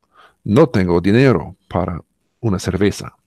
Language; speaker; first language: Spanish; non-native, learner; English